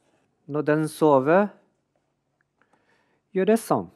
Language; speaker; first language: Norwegian; non-native, fluent; Chinese